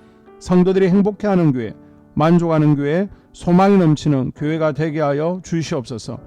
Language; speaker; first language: Korean; native; Korean